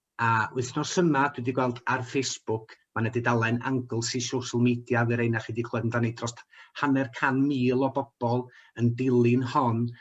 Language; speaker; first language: Welsh; native; Welsh